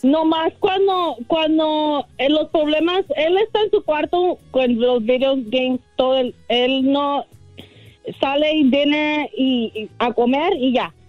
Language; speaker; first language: Spanish; early bilingual, heritage; Spanish